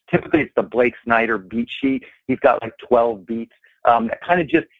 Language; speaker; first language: English; native; English